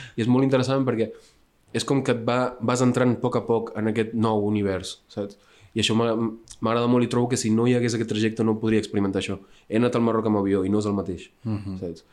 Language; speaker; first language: Catalan; early bilingual, other home language; Arabic